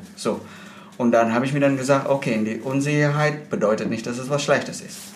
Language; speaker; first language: German; non-native, fluent; Indonesian